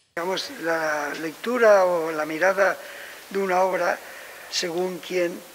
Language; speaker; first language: Spanish; non-native, local second language; Catalan